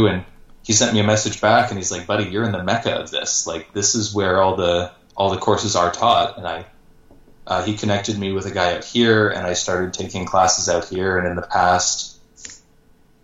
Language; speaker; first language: English; native; English